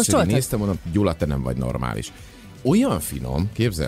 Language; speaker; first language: Hungarian; native; Hungarian